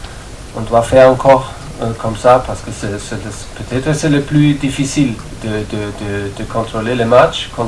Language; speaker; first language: French; non-native, fluent; German